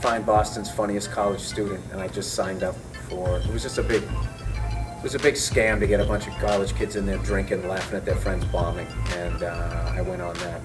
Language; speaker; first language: English; native; English